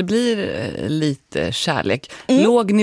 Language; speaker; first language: Swedish; native; Swedish